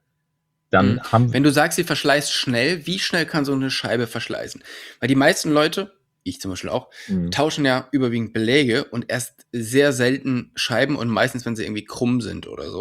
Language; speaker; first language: German; native; German